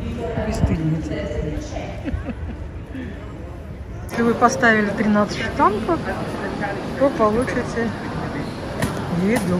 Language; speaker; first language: Russian; native; Russian